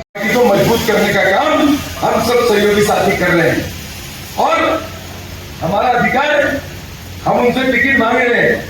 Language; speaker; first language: Hindi; non-native, local second language; Marathi